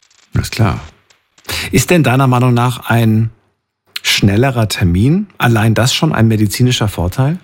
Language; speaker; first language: German; native; German